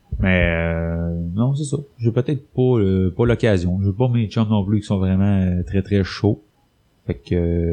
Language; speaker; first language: French; native; French